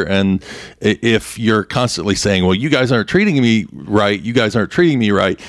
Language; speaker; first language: English; native; English